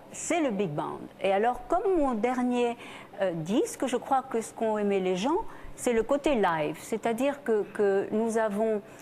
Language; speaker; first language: French; non-native, fluent; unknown